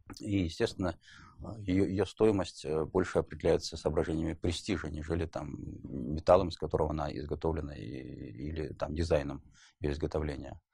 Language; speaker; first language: Russian; native; Russian